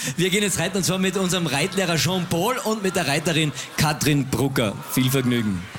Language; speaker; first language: German; native; German